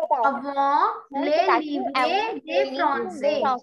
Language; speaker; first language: French; non-native, learner; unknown